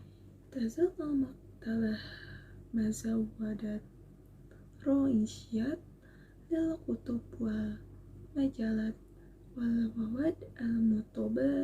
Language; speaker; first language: Arabic; non-native, learner; Indonesian